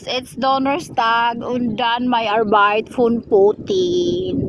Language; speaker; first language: German; non-native, learner; Cebuano